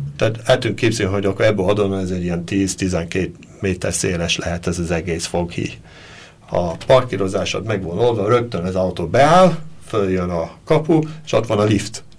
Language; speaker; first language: Hungarian; early bilingual, heritage; Hungarian